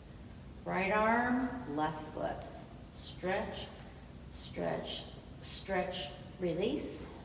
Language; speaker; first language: English; native; English